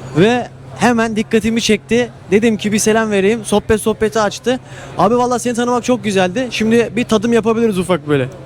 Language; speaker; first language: Turkish; native; Turkish